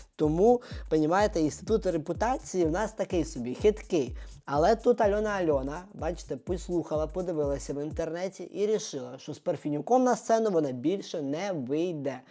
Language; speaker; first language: Ukrainian; native; Ukrainian